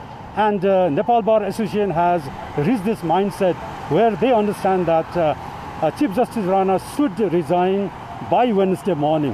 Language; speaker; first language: English; non-native, local second language; Nepali